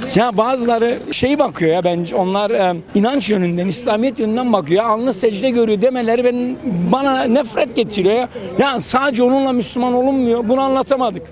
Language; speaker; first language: Turkish; native; Turkish